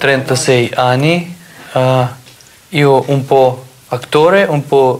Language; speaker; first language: Italian; non-native, learner; Russian